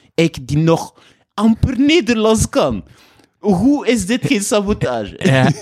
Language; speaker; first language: Dutch; non-native, fluent; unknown